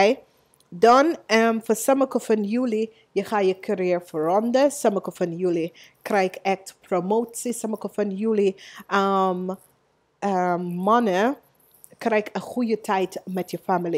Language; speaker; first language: Dutch; non-native, learner; English